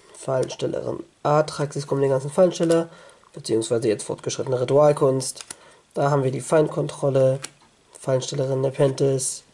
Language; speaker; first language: German; native; German